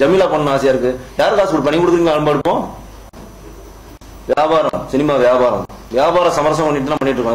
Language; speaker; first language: Tamil; native; Tamil